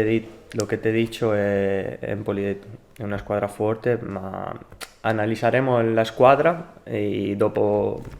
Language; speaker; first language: Italian; non-native, learner; Spanish